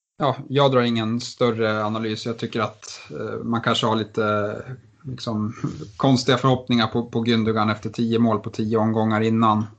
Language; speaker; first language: Swedish; native; Swedish